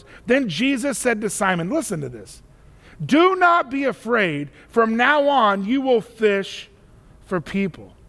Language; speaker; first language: English; native; English